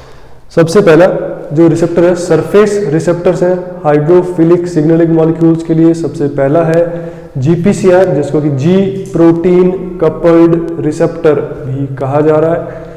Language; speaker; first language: Hindi; native; Hindi